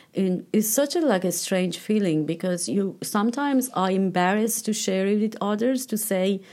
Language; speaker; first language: English; non-native, fluent; Persian